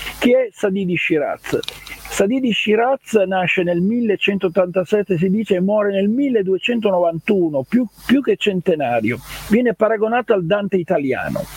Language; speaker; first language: Italian; native; Italian